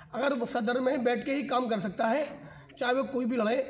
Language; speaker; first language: Hindi; native; Hindi